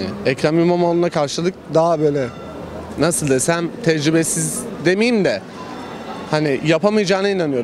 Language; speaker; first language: Turkish; native; Turkish